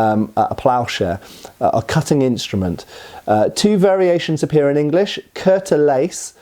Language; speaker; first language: English; native; English